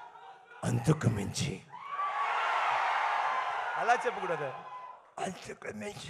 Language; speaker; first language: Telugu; non-native, fluent; Tamil